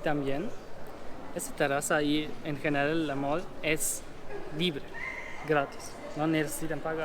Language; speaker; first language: Spanish; non-native, learner; German